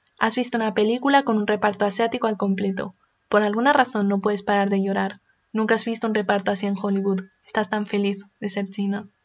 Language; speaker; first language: Spanish; early bilingual, other home language; Chinese